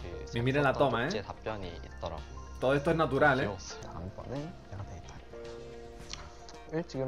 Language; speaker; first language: Spanish; native; Spanish